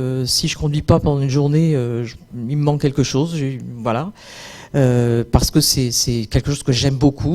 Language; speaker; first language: French; native; French